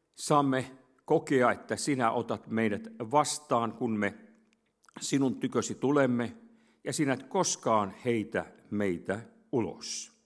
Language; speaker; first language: Finnish; native; Finnish